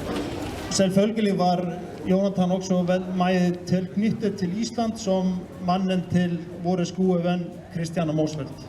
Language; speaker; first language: Danish; non-native, fluent; Icelandic